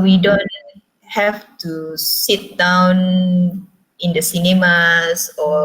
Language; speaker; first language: English; non-native, local second language; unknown